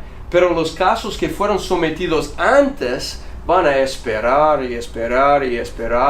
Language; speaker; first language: Spanish; non-native, fluent; English